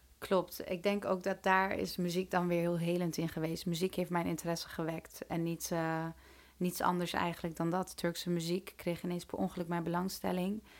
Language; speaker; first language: Dutch; early bilingual, other home language; Turkish